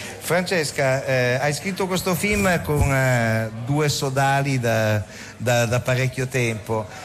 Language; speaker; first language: Italian; native; Italian